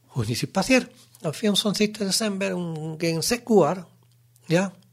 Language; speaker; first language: German; non-native, learner; Spanish